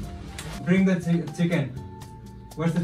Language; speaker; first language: English; non-native, fluent; Nepali